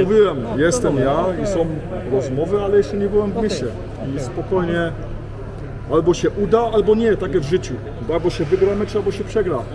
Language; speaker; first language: Polish; early bilingual, heritage; Polish